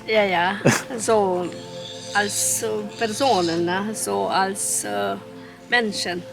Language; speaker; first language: German; non-native, learner; Romanian